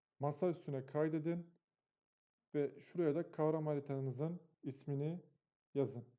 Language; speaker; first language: Turkish; native; Turkish